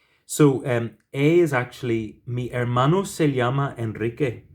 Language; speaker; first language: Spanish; non-native, fluent; English